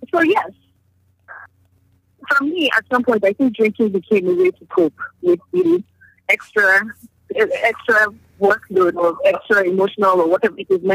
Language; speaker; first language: English; non-native, local second language; Yoruba